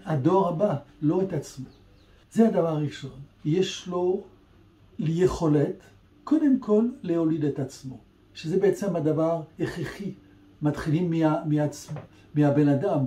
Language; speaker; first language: Hebrew; non-native, fluent; French